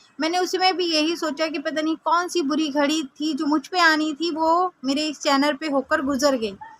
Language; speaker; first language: Hindi; native; Hindi